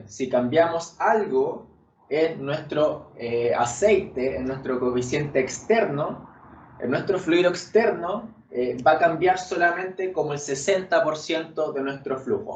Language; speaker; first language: Spanish; native; Spanish